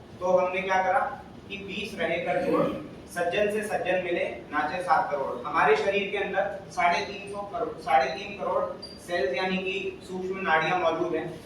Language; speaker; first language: Hindi; native; Hindi